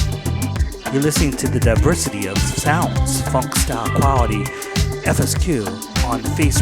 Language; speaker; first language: English; native; English